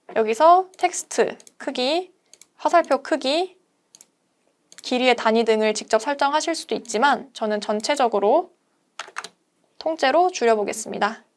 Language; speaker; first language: Korean; native; Korean